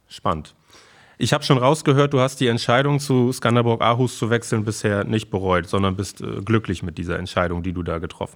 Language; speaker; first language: German; native; German